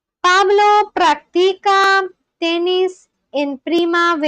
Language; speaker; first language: Spanish; non-native, learner; Bangla